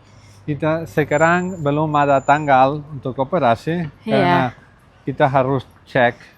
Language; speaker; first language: Indonesian; non-native, learner; Catalan